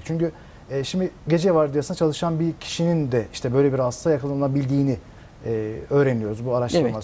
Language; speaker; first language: Turkish; native; Turkish